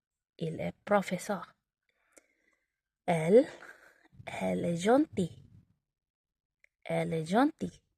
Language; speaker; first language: French; non-native, learner; Filipino